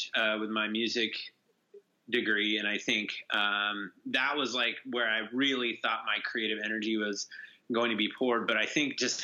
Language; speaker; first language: English; native; English